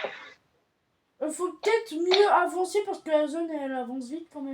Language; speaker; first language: French; native; French